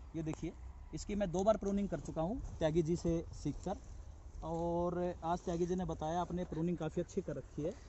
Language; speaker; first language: Hindi; native; Hindi